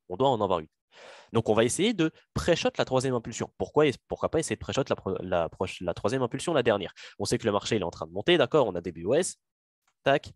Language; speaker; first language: French; native; French